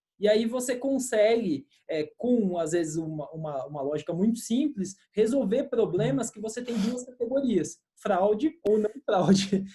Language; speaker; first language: Portuguese; native; Portuguese